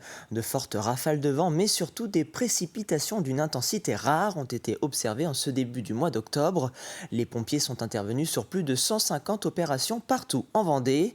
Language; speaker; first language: French; native; French